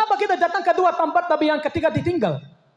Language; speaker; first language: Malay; non-native, fluent; Arabic